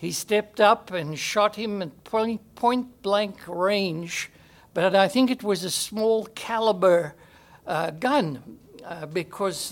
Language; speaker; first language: English; native; English